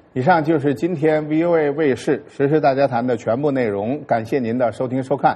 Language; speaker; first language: Chinese; native; Chinese